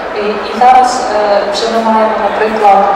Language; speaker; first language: Polish; non-native, learner; Ukrainian